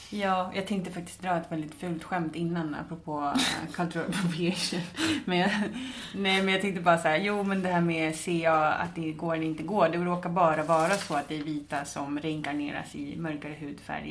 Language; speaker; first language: Swedish; native; Swedish